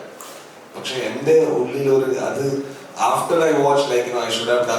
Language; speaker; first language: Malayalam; non-native, learner; Kannada